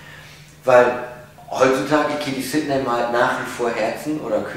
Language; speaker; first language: German; native; German